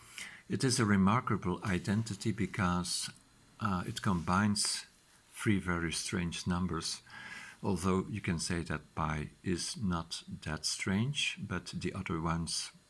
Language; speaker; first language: English; non-native, fluent; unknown